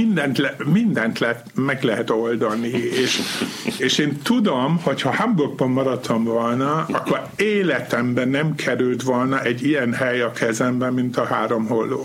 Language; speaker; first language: Hungarian; non-native, fluent; German